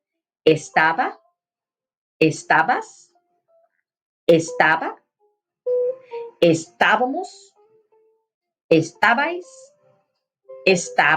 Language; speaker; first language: Spanish; non-native, fluent; English